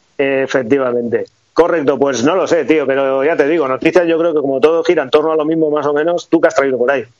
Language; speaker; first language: Spanish; native; Spanish